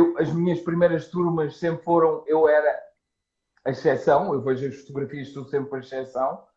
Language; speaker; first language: Portuguese; early bilingual, other home language; Kabuverdianu